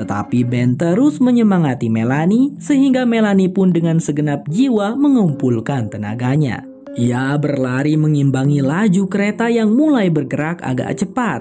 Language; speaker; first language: Indonesian; native; Indonesian